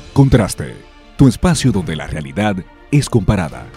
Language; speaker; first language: Spanish; native; Spanish